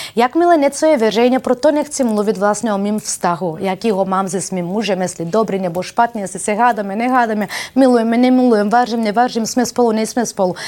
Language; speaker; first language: Czech; non-native, fluent; Bulgarian